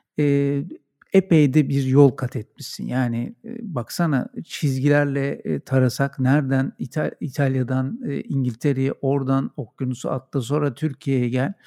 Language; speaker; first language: Turkish; native; Turkish